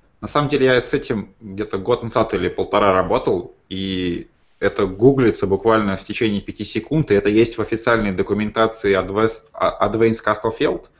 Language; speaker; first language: Russian; native; Russian